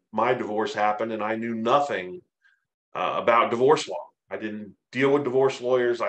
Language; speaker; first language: English; native; English